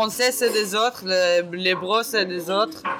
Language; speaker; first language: French; non-native, learner; Hebrew